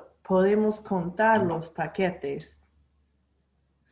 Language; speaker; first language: Spanish; non-native, fluent; English